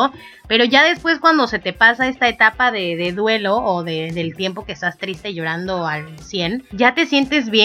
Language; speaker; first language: Spanish; native; Spanish